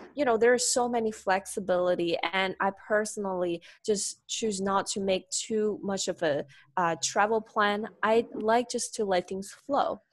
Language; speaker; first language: English; non-native, fluent; Chinese